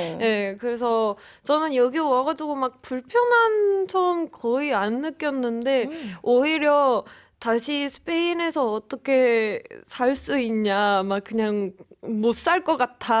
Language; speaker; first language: Korean; non-native, fluent; Spanish